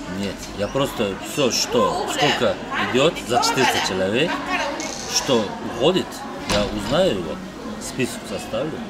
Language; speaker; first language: Russian; non-native, local second language; Uzbek